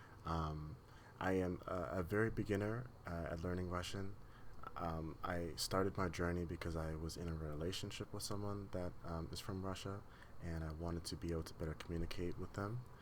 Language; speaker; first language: English; non-native, learner; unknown